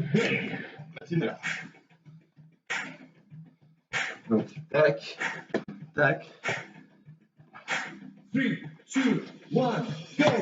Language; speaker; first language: French; native; French